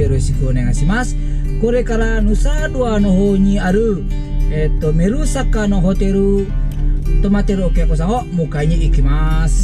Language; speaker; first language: Japanese; non-native, fluent; Indonesian